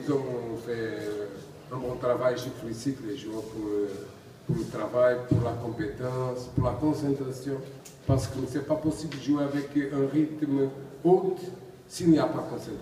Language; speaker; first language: French; non-native, learner; Portuguese